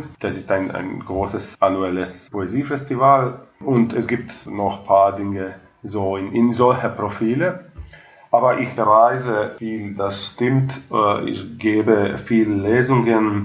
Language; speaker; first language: German; non-native, fluent; Croatian